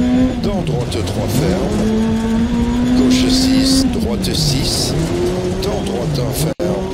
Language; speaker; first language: French; native; French